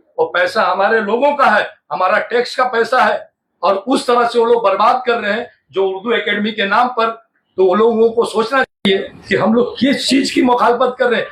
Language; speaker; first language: Urdu; native; Urdu